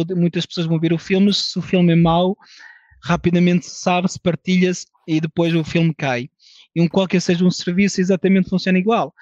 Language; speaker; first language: Portuguese; early bilingual, heritage; French